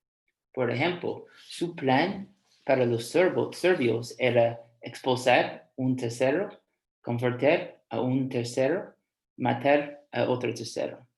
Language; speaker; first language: Spanish; non-native, fluent; English